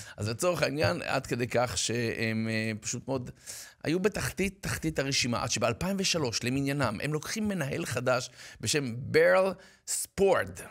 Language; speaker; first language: Hebrew; native; Hebrew